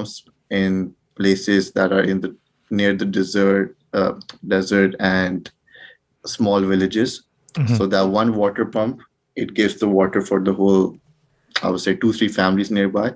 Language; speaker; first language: English; non-native, local second language; Urdu